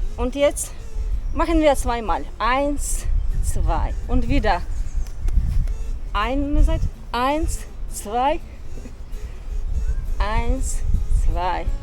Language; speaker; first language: German; non-native, learner; Ukrainian